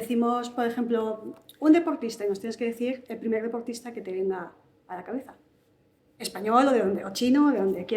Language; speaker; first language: Spanish; native; Spanish